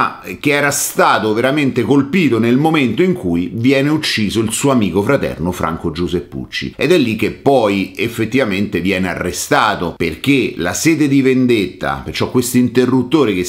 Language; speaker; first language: Italian; native; Italian